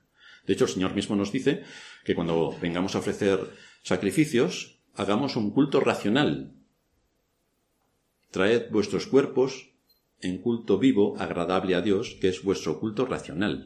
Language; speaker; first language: Spanish; native; Spanish